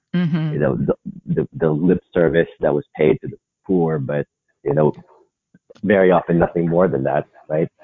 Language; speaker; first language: English; non-native, local second language; Filipino